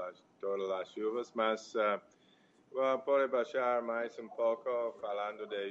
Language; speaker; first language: Portuguese; non-native, learner; English